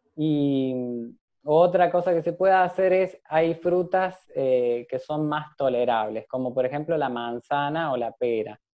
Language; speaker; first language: Spanish; native; Spanish